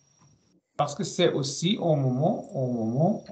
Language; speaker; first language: French; non-native, learner; German